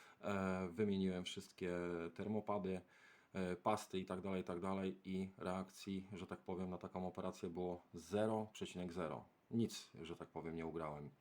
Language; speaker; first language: Polish; native; Polish